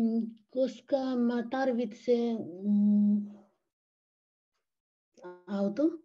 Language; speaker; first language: Finnish; non-native, learner; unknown